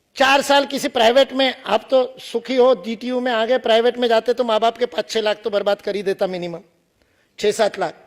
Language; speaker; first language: Hindi; non-native, local second language; Marathi